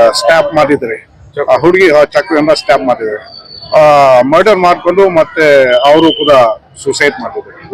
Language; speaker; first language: Kannada; non-native, fluent; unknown